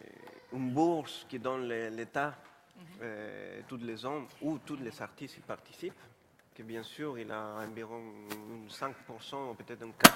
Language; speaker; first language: French; non-native, fluent; Spanish